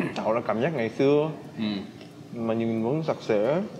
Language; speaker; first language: Vietnamese; non-native, fluent; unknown